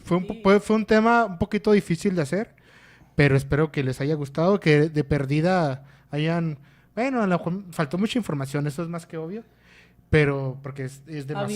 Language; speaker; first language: Spanish; native; Spanish